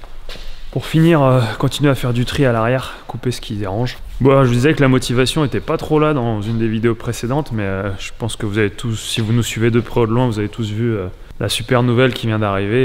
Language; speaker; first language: French; native; French